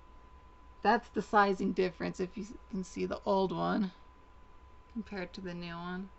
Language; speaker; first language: English; native; English